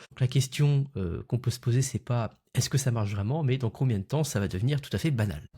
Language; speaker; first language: French; native; French